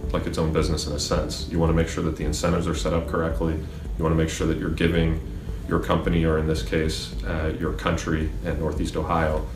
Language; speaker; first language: English; native; English